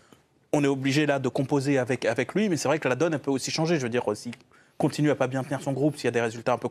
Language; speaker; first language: French; native; French